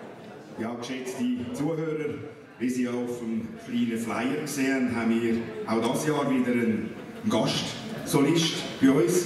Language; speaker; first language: German; native; German